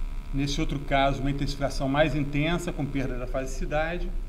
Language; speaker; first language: Portuguese; native; Portuguese